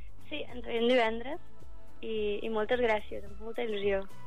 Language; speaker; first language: Catalan; non-native, local second language; English